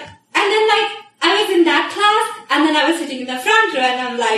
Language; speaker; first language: English; non-native, fluent; Nepali